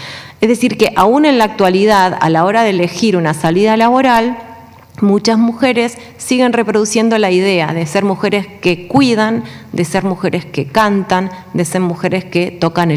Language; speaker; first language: Spanish; native; Spanish